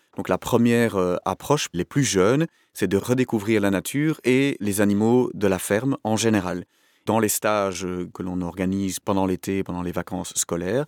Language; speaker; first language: French; native; French